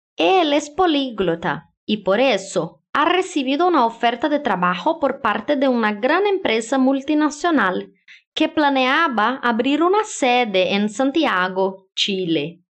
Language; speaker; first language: Spanish; non-native, fluent; Portuguese